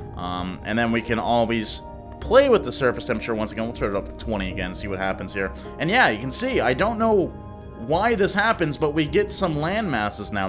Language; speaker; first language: English; native; English